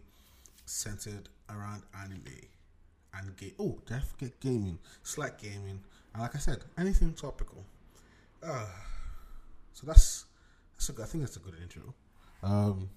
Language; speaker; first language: English; non-native, local second language; Yoruba